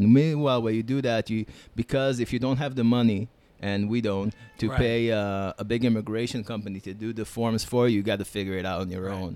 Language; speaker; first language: English; non-native, fluent; Hebrew